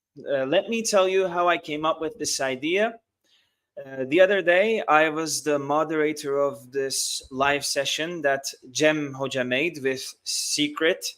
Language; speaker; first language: English; non-native, fluent; Turkish